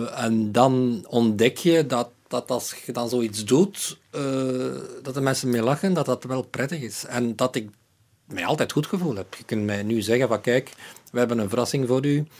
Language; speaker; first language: Dutch; native; Dutch